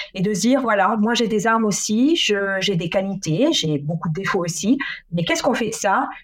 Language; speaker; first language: French; native; French